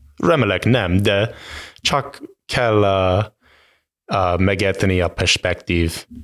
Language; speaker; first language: Hungarian; non-native, learner; English